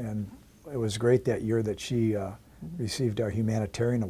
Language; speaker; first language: English; native; English